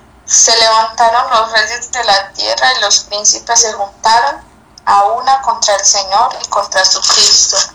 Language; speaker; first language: Spanish; non-native, fluent; English